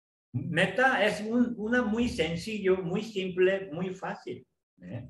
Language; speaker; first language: Spanish; non-native, learner; Korean